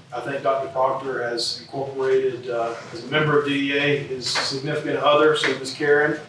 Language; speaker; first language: English; native; English